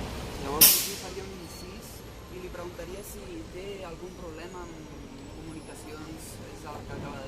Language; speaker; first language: Catalan; native; Catalan